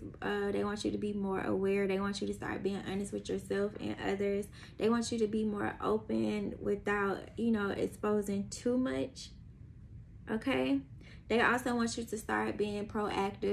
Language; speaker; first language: English; native; English